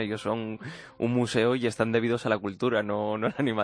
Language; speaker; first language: Spanish; native; Spanish